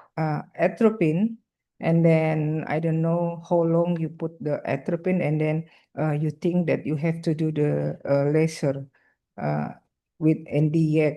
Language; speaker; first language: English; non-native, fluent; Indonesian